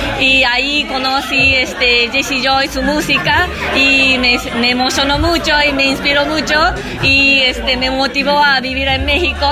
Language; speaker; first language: Spanish; non-native, learner; Japanese